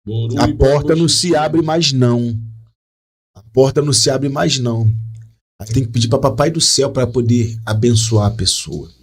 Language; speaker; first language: Portuguese; native; Portuguese